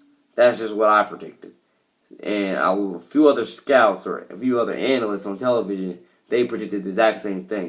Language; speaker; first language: English; native; English